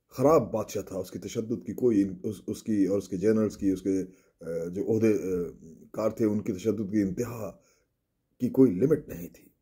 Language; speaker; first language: Urdu; native; Urdu